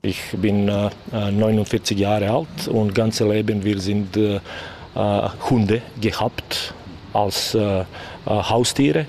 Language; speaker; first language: German; non-native, learner; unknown